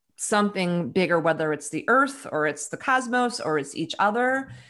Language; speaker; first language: English; native; English